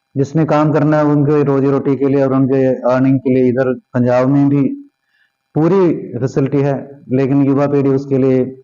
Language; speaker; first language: Hindi; non-native, local second language; Punjabi